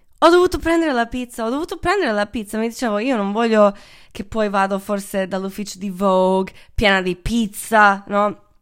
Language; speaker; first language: Italian; non-native, fluent; Croatian